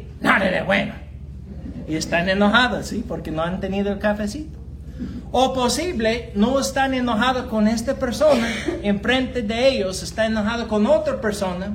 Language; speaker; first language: Spanish; non-native, fluent; English